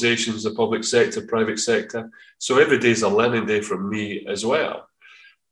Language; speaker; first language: English; native; English